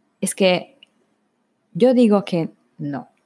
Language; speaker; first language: Spanish; non-native, learner; Hungarian